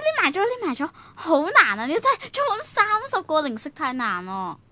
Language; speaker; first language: Chinese; native; Chinese